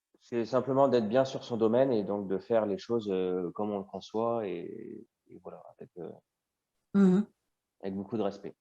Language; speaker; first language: French; native; French